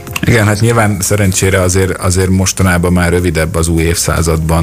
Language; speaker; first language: Hungarian; native; Hungarian